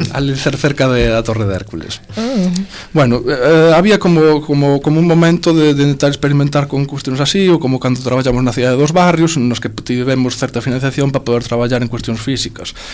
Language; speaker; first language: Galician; non-native, local second language; Spanish